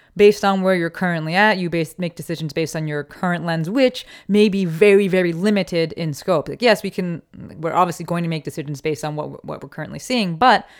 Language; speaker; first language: English; native; English